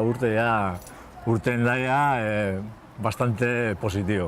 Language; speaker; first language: Basque; non-native, local second language; Spanish